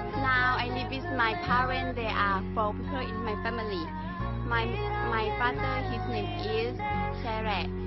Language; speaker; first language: English; non-native, learner; Thai